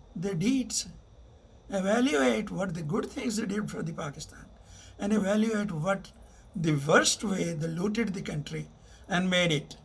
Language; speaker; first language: English; non-native, local second language; Urdu